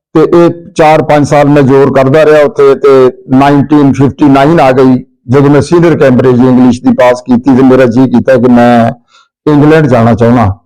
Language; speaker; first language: Punjabi; native; Punjabi